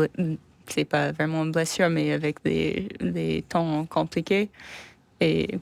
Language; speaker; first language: French; non-native, fluent; English